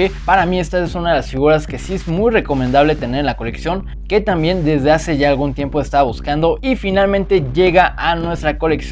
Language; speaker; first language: Spanish; native; Spanish